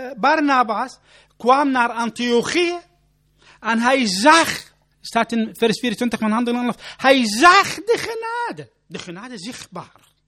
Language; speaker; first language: Dutch; non-native, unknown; Arabic